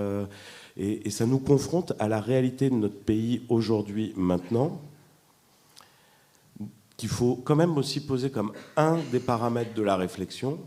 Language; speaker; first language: French; native; French